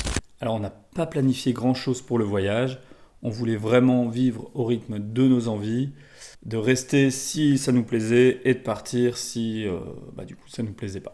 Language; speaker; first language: French; native; French